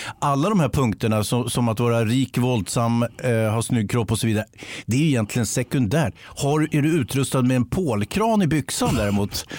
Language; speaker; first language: Swedish; native; Swedish